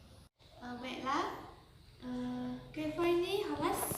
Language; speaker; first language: Indonesian; native; Indonesian